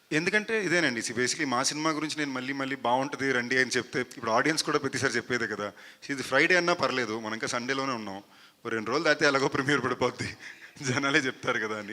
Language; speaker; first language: Telugu; native; Telugu